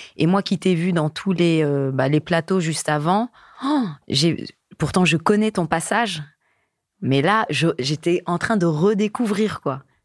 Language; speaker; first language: French; native; French